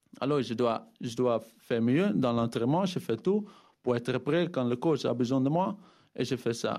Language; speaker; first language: French; non-native, fluent; Dutch